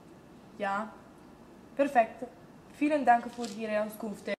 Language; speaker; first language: German; non-native, learner; Italian